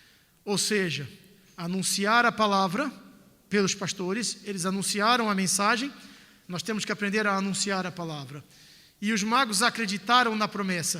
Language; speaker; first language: Portuguese; native; Portuguese